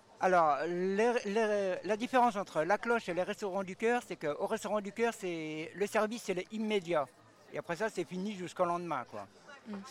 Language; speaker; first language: French; native; French